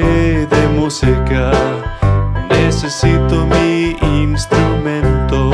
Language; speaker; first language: Spanish; non-native, learner; English